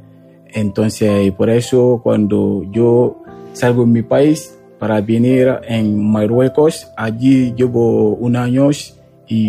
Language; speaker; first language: Spanish; non-native, learner; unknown